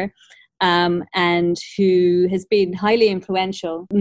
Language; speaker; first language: English; native; English